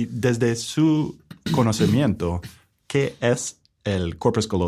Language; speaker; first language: Spanish; non-native, learner; English